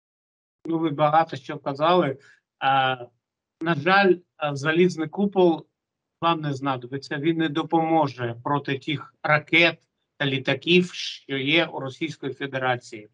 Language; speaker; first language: Ukrainian; non-native, local second language; Russian